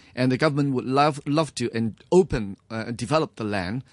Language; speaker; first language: English; non-native, local second language; Cantonese